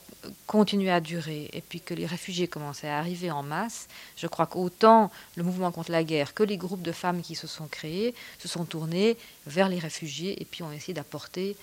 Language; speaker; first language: French; native; French